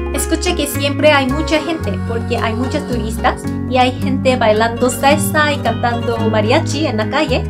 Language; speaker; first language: Spanish; non-native, fluent; Korean